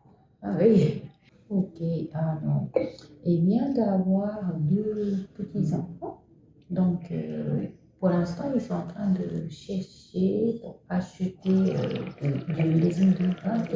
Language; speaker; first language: French; non-native, fluent; Japanese